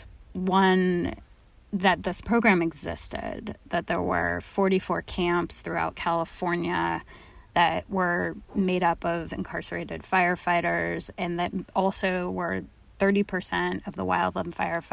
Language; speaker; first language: English; native; English